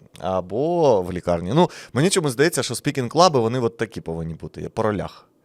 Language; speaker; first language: Ukrainian; native; Ukrainian